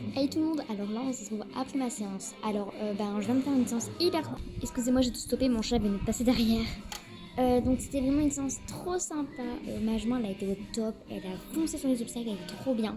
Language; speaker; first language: French; native; French